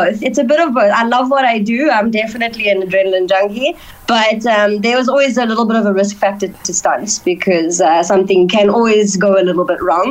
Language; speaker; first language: English; native; English